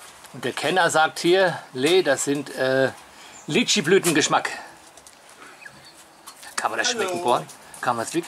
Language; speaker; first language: German; native; German